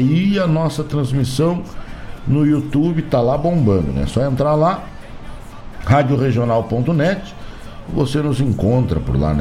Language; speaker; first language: Portuguese; native; Portuguese